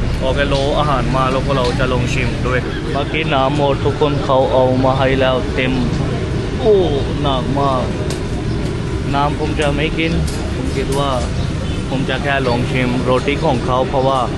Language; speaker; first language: Thai; non-native, fluent; Urdu